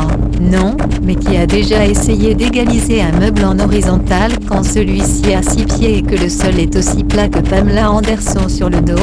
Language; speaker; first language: French; native; French